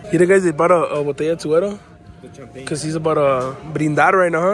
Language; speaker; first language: English; early bilingual, other home language; Spanish